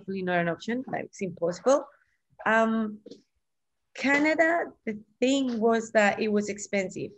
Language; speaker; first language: English; non-native, fluent; Spanish